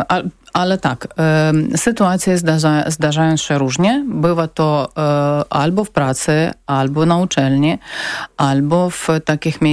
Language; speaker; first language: Polish; non-native, local second language; Ukrainian